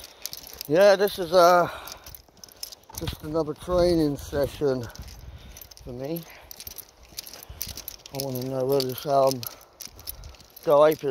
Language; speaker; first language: English; native; English